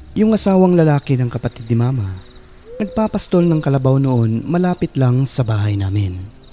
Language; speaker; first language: Filipino; non-native, local second language; Cebuano